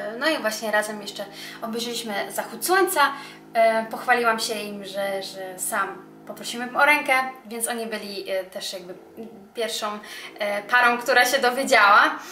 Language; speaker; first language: Polish; early bilingual, heritage; Polish